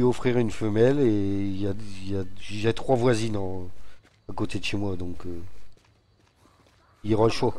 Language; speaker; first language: French; native; French